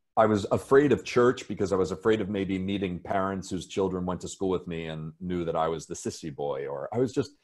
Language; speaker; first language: English; native; English